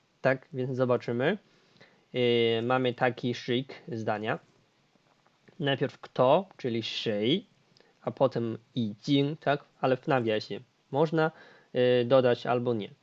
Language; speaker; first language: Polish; non-native, fluent; Chinese